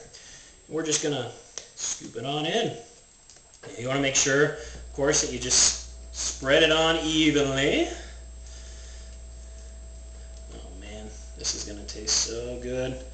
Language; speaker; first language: English; native; English